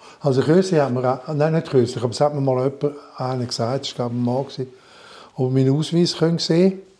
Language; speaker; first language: German; non-native, local second language; French